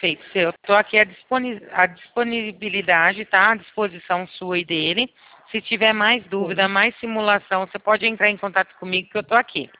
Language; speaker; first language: Portuguese; native; Portuguese